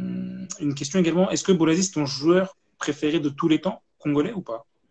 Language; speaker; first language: French; native; French